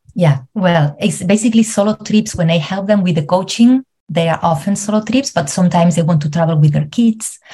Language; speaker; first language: English; non-native, fluent; Spanish